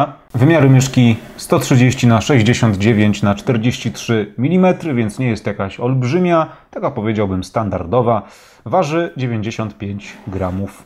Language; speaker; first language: Polish; native; Polish